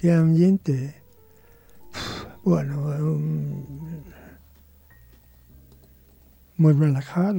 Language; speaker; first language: Spanish; non-native, learner; English